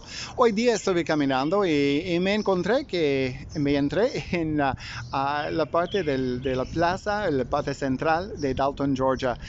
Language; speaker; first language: Spanish; non-native, fluent; English